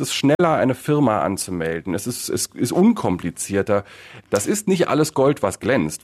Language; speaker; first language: German; native; German